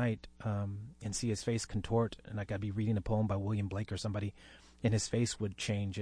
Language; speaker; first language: English; native; English